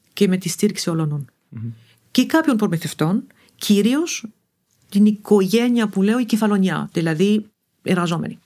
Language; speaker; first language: Greek; non-native, fluent; Arabic